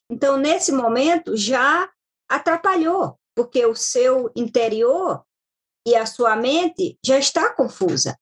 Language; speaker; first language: Portuguese; native; Portuguese